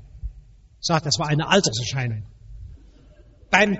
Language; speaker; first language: German; native; German